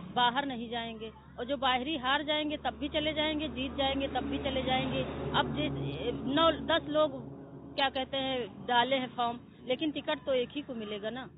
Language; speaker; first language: Hindi; native; Hindi